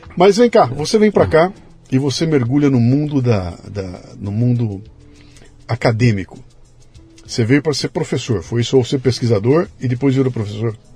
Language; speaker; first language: Portuguese; native; Portuguese